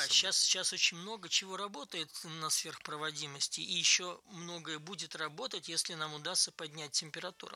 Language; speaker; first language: Russian; native; Russian